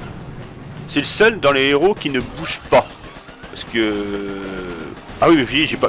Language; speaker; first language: French; native; French